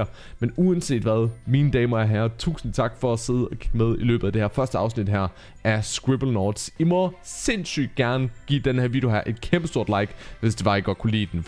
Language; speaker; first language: Danish; native; Danish